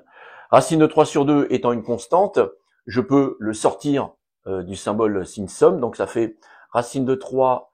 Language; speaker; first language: French; native; French